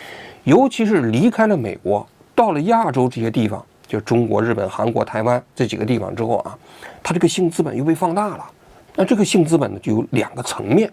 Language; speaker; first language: Chinese; native; Chinese